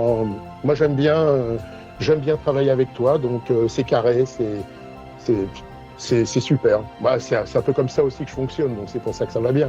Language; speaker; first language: French; native; French